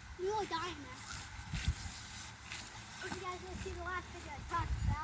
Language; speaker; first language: English; native; English